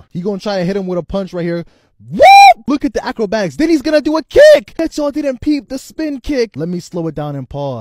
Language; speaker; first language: English; native; English